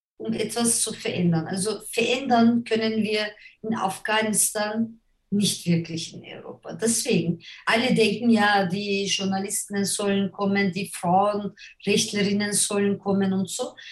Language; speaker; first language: German; non-native, fluent; Turkish